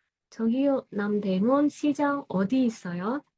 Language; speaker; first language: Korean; non-native, fluent; Indonesian